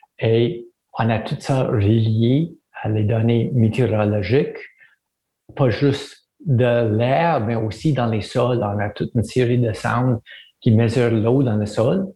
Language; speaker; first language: French; native; French